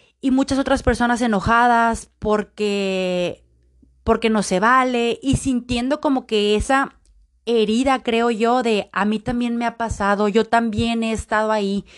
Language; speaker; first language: Spanish; native; Spanish